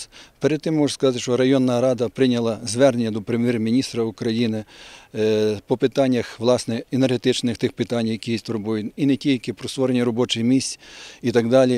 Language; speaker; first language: Ukrainian; native; Ukrainian